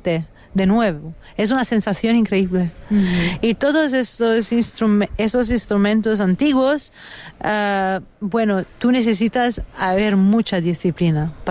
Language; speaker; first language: Spanish; non-native, fluent; Italian